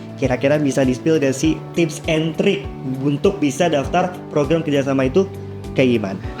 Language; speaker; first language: Indonesian; native; Indonesian